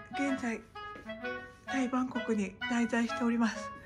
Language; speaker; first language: Japanese; native; Japanese